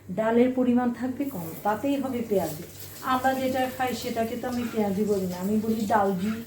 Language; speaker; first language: Bangla; native; Bangla